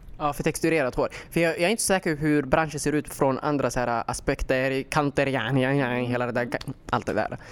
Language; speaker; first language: Swedish; early bilingual, other home language; Somali